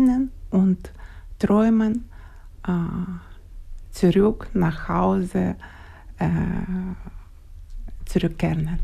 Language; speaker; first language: German; non-native, learner; Ukrainian